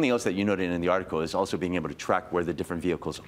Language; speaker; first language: English; native; English